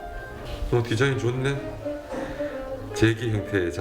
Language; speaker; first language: Korean; native; Korean